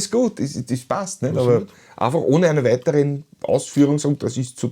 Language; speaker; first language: German; native; German